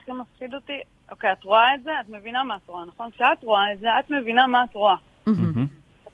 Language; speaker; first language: Hebrew; native; Hebrew